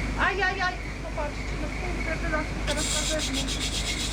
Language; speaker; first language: Polish; native; Polish